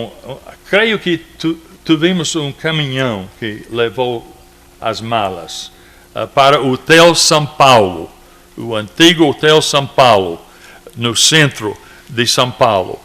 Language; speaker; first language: Portuguese; non-native, fluent; English